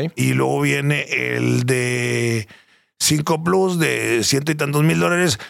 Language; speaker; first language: Spanish; native; Spanish